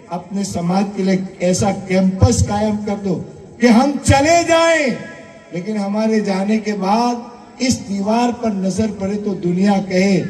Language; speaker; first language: Hindi; non-native, local second language; Gujarati